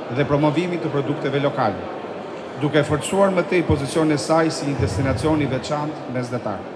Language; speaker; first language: Albanian; native; Albanian